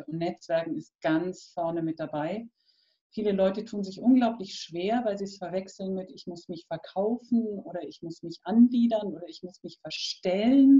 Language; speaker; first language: German; native; German